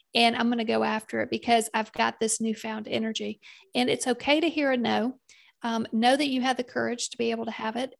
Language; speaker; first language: English; native; English